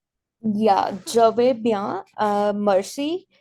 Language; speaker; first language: French; non-native, learner; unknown